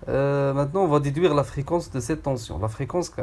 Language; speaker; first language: French; non-native, local second language; Arabic